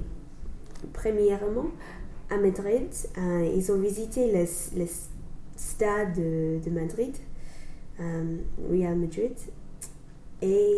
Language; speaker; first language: French; non-native, learner; English